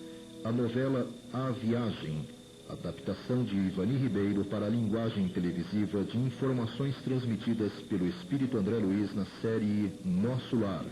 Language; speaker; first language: Portuguese; native; Portuguese